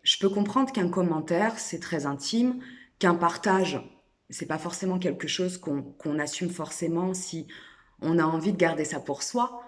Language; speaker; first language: French; native; French